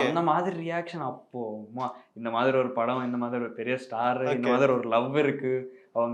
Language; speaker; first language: Tamil; non-native, learner; Telugu